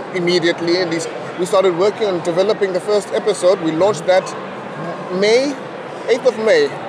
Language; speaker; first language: English; non-native, local second language; Xhosa